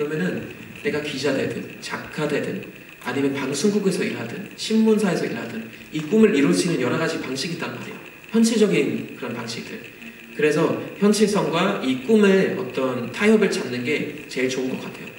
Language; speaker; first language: Korean; non-native, fluent; German